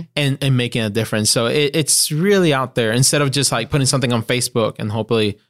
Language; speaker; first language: English; non-native, fluent; Spanish